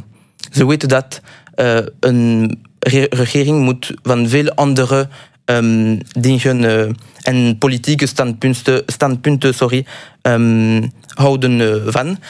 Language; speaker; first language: Dutch; non-native, local second language; French